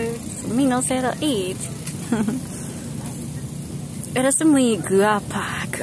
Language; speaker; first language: Spanish; non-native, learner; Japanese